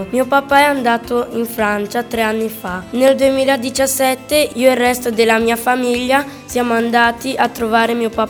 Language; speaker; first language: Italian; early bilingual, other home language; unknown